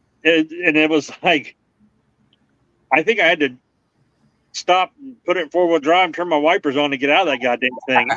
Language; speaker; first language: English; native; English